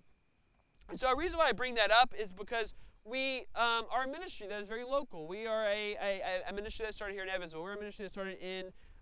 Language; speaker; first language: English; native; English